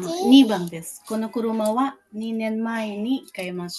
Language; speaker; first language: Japanese; non-native, learner; Filipino